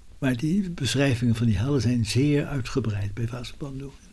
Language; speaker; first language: Dutch; native; Dutch